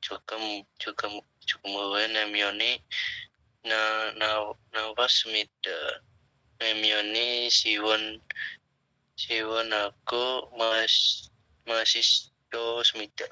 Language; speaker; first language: Korean; non-native, learner; Indonesian